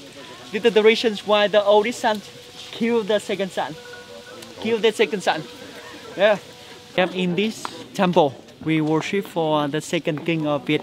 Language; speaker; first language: English; non-native, fluent; Vietnamese